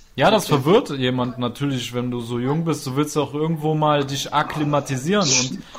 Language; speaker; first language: German; native; German